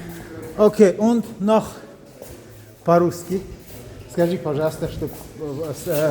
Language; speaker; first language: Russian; non-native, local second language; Tajik